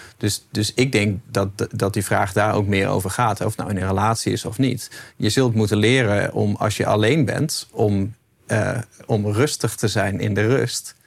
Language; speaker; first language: Dutch; native; Dutch